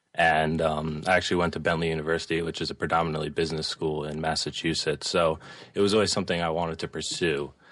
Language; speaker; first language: English; native; English